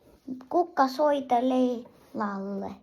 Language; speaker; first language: Finnish; non-native, learner; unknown